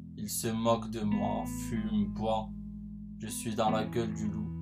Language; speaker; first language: French; non-native, local second language; Arabic